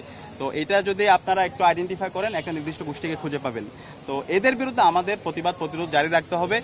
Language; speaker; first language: Bangla; native; Bangla